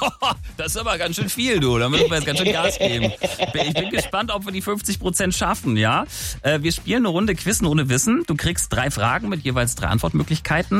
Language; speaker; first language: German; native; German